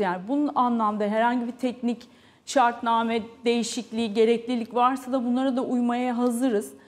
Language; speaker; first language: Turkish; native; Turkish